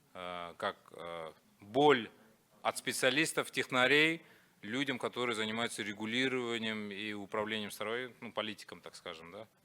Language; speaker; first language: Russian; native; Russian